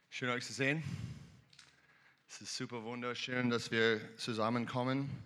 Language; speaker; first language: German; non-native, learner; English